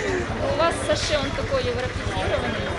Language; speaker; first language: Russian; native; Russian